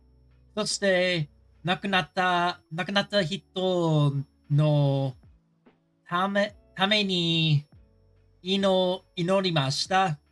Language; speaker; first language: Japanese; non-native, learner; English